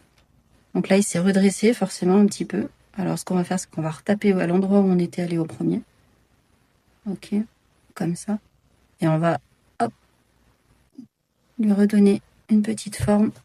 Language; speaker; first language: French; native; French